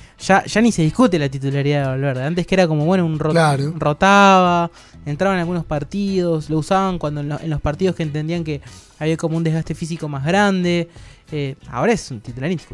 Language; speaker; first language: Spanish; native; Spanish